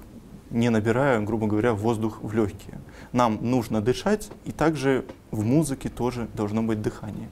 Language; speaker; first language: Russian; native; Russian